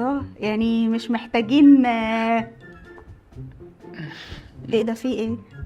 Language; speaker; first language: Arabic; native; Arabic